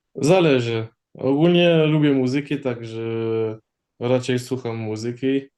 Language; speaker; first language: Polish; early bilingual, heritage; Polish